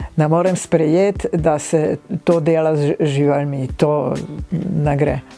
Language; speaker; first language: Slovenian; non-native, fluent; Italian